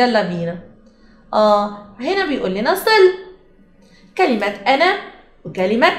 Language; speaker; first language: Arabic; native; Arabic